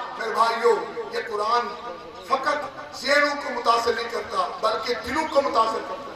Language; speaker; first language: Urdu; non-native, local second language; Saraiki